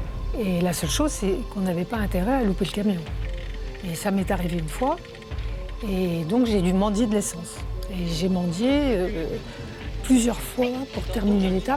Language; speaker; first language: French; native; French